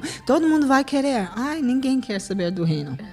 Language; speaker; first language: Portuguese; non-native, fluent; English